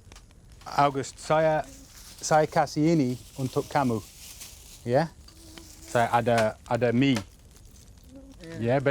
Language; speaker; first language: Indonesian; non-native, learner; English